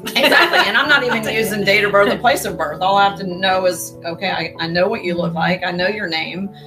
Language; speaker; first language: English; native; English